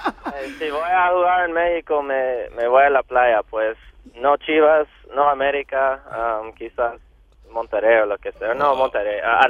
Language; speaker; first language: Spanish; non-native, local second language; English